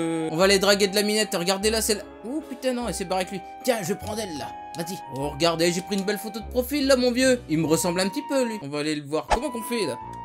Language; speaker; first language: French; native; French